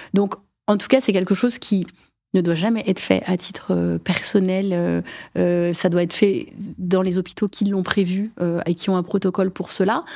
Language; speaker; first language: French; native; French